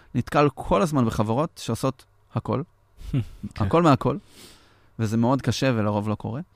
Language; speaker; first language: Hebrew; native; Hebrew